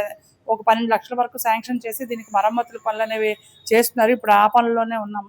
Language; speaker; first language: Telugu; native; Telugu